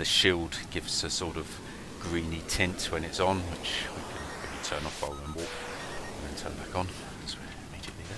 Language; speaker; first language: English; native; English